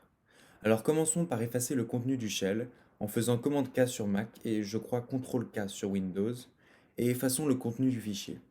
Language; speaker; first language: French; native; French